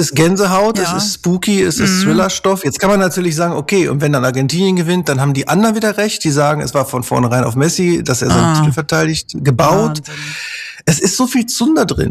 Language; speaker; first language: German; native; German